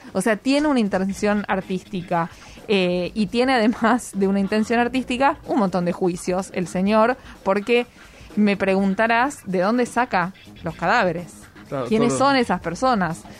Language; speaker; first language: Spanish; native; Spanish